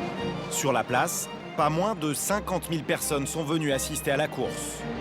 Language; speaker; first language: French; native; French